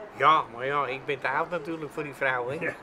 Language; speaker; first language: Dutch; native; Dutch